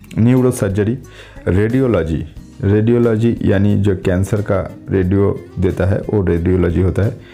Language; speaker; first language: Hindi; non-native, local second language; Bangla